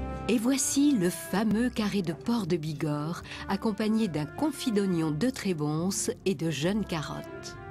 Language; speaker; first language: French; native; French